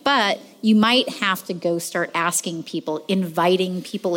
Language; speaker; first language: English; native; English